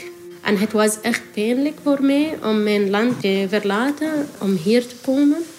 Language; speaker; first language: Dutch; non-native, learner; Arabic